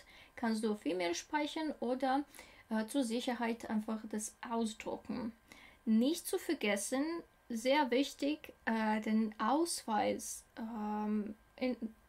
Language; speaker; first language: German; non-native, learner; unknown